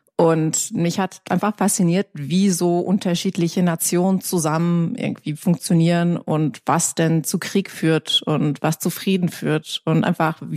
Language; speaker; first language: German; non-native, fluent; English